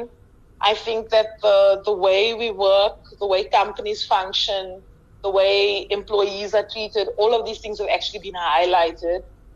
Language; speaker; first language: English; native; English